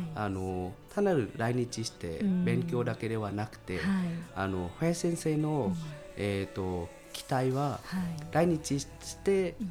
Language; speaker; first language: Japanese; non-native, fluent; Vietnamese